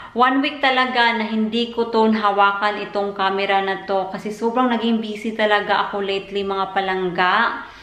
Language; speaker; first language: Filipino; native; Filipino